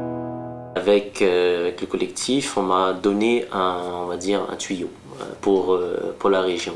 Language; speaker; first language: French; non-native, local second language; Malagasy